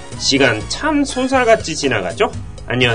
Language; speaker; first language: Korean; non-native, fluent; Japanese